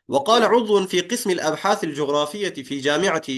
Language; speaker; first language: Arabic; non-native, fluent; Turkish